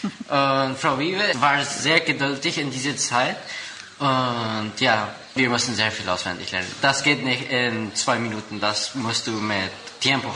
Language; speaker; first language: German; non-native, local second language; Spanish